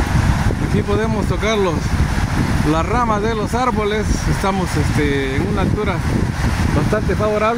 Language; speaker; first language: Spanish; native; Spanish